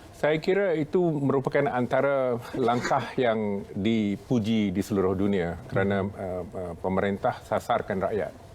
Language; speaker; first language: Malay; non-native, local second language; Tamil